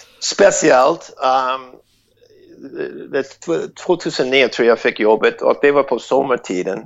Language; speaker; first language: Swedish; non-native, fluent; English